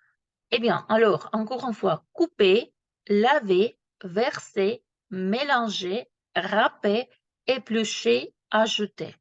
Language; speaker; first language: French; non-native, fluent; Ukrainian